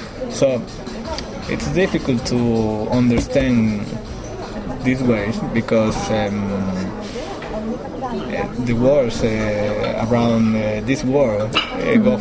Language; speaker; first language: English; non-native, learner; Spanish